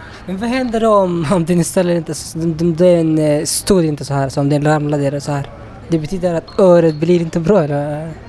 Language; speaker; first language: Swedish; non-native, fluent; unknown